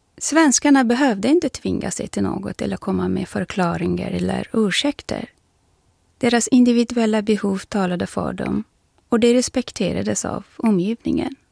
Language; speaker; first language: Swedish; non-native, fluent; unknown